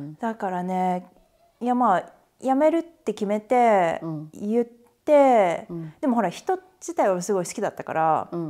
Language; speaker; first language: Japanese; native; Japanese